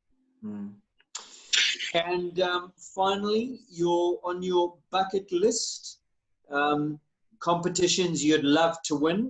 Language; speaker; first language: English; native; English